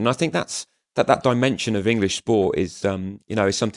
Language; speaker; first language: English; native; English